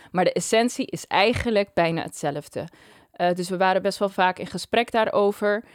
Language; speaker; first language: Dutch; non-native, local second language; Papiamento